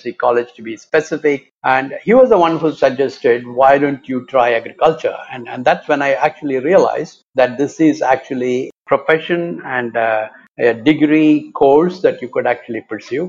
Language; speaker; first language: English; non-native, local second language; Tamil